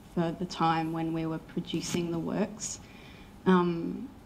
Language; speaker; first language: English; native; English